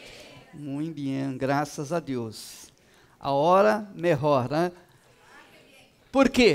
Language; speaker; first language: Portuguese; non-native, fluent; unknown